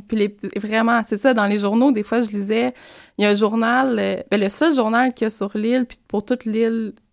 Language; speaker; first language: French; native; French